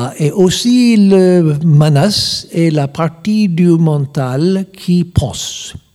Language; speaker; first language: French; non-native, learner; English